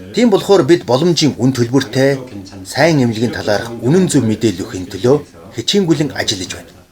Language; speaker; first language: Mongolian; non-native, fluent; Korean